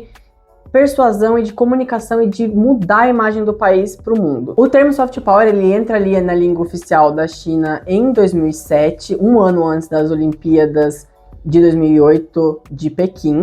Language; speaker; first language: Portuguese; native; Portuguese